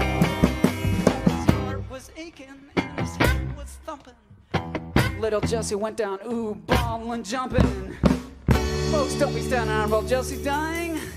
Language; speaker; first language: English; early bilingual, heritage; English